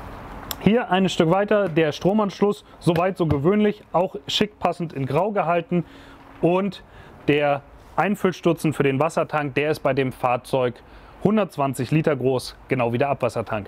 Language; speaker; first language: German; native; German